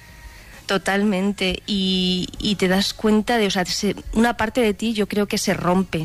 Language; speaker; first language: Spanish; native; Spanish